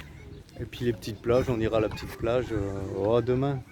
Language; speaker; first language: French; native; French